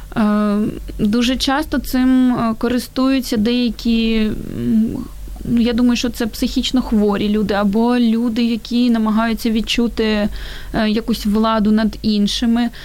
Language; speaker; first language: Ukrainian; native; Ukrainian